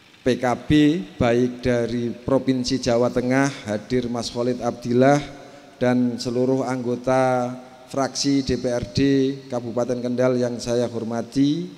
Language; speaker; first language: Indonesian; native; Indonesian